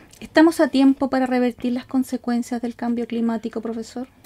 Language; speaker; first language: Spanish; native; Spanish